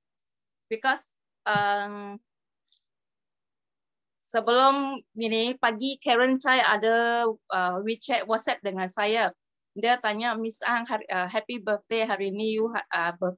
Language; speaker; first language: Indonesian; non-native, local second language; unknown